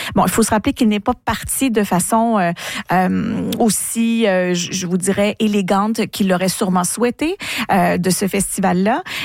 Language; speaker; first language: French; native; French